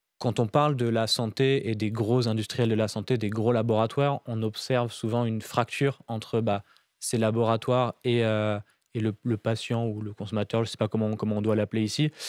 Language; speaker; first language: French; native; French